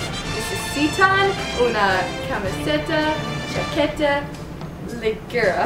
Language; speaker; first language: Spanish; non-native, learner; English